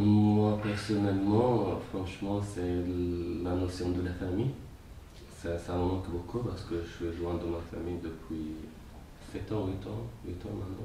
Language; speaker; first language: French; non-native, fluent; Arabic